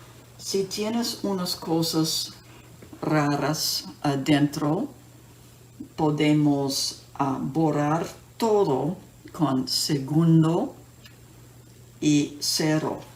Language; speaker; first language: Spanish; non-native, fluent; English